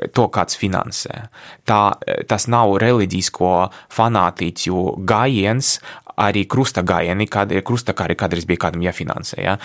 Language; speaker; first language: Latvian; non-native, local second language; Russian